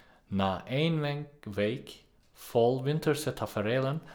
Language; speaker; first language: Dutch; non-native, learner; Turkish